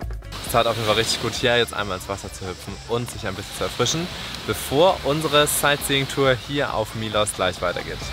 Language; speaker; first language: German; native; German